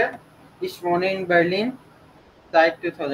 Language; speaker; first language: German; non-native, fluent; Urdu